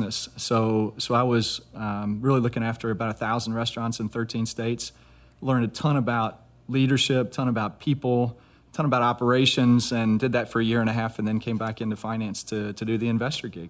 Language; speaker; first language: English; native; English